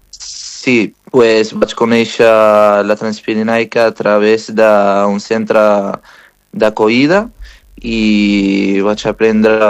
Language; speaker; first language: Catalan; non-native, fluent; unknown